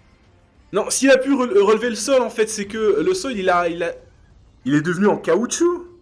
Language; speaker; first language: French; native; French